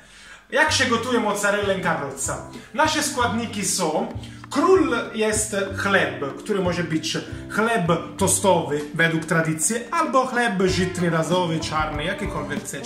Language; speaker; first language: Polish; non-native, learner; Italian